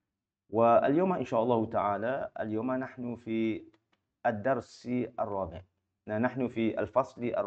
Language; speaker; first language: Arabic; non-native, fluent; Malay